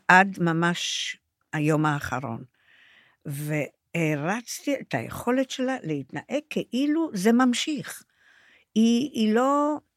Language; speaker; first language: Hebrew; non-native, fluent; Romanian